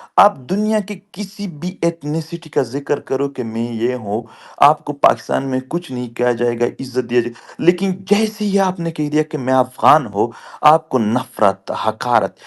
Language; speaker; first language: Urdu; non-native, local second language; Pashto